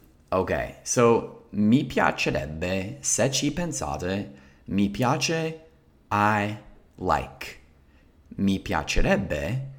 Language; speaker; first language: Italian; non-native, fluent; English